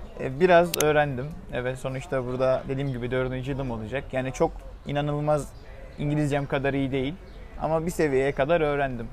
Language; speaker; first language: Turkish; native; Turkish